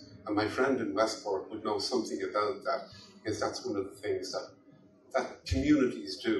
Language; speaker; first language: English; native; English